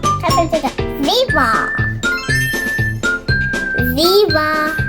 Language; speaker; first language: Chinese; early bilingual, heritage; Chinese